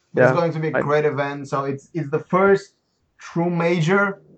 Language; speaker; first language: English; non-native, fluent; Bulgarian